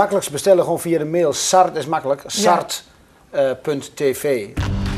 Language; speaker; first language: Dutch; native; Dutch